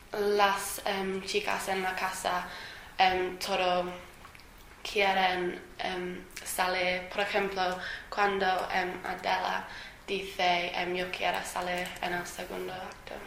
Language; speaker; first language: Spanish; non-native, learner; English